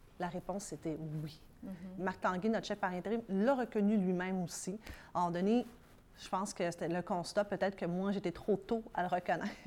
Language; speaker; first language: French; early bilingual, other home language; Arabic